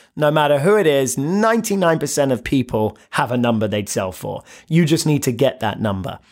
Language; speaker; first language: English; native; English